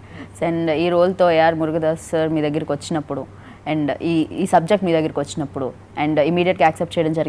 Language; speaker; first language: Telugu; native; Telugu